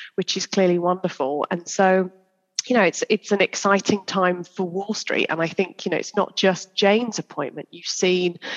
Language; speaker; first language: English; native; English